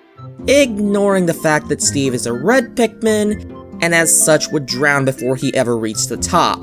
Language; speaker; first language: English; native; English